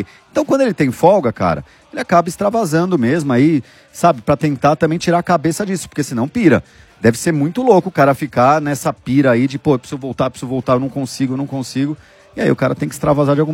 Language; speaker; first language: Portuguese; native; Portuguese